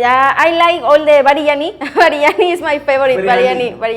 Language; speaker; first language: English; non-native, learner; Spanish